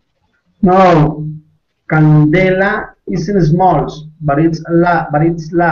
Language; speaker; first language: English; non-native, learner; Spanish